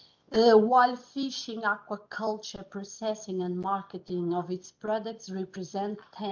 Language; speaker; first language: English; non-native, fluent; Portuguese